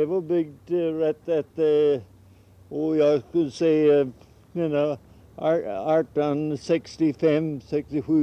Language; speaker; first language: Swedish; early bilingual, heritage; Swedish